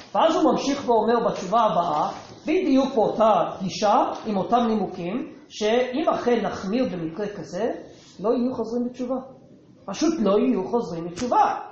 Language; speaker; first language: Hebrew; non-native, fluent; English